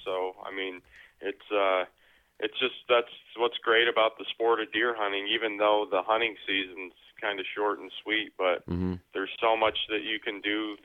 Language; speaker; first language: English; native; English